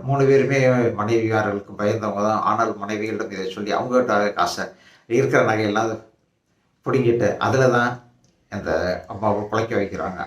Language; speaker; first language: Tamil; native; Tamil